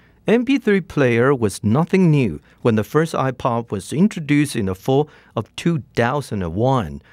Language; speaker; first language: English; non-native, fluent; Chinese